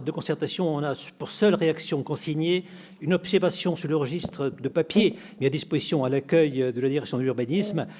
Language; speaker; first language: French; native; French